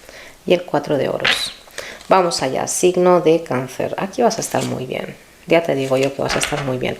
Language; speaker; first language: Spanish; native; Spanish